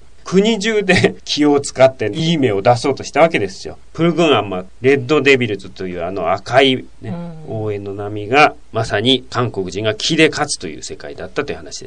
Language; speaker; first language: Japanese; native; Japanese